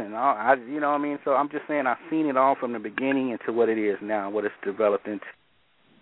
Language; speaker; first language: English; native; English